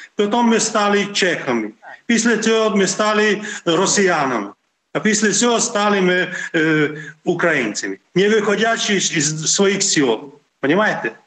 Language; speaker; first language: Ukrainian; non-native, local second language; Hungarian